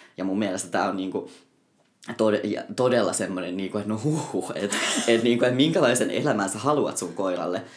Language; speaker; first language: Finnish; native; Finnish